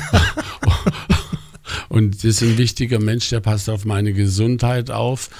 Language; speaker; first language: German; native; German